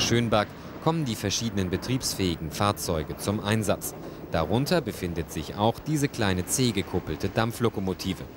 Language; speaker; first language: German; native; German